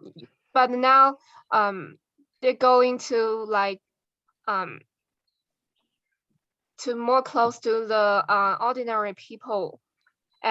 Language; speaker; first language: English; non-native, learner; Chinese